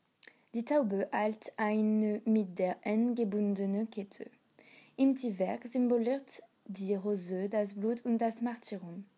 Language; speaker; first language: German; non-native, learner; French